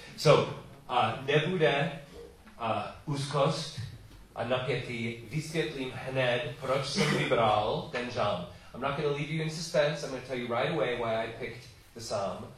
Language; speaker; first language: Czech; non-native, learner; English